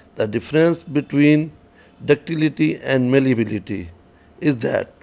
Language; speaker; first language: English; non-native, local second language; Urdu